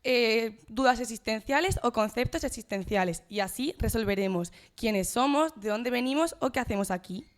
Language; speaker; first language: Spanish; native; Spanish